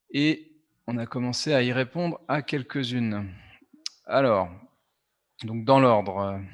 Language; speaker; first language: French; native; French